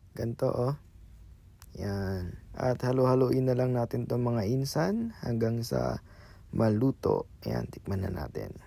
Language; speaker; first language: Filipino; non-native, local second language; Pangasinan